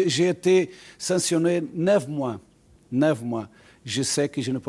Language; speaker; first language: French; non-native, learner; Portuguese